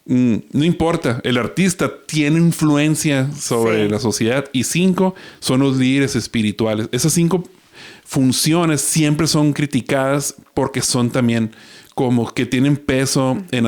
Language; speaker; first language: Spanish; native; Spanish